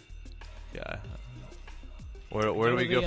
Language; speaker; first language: English; native; English